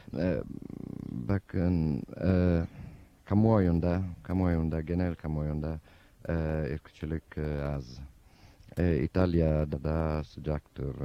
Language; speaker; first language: Turkish; non-native, fluent; Italian